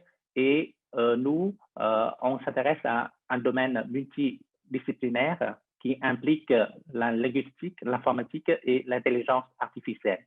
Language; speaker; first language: French; non-native, fluent; Vietnamese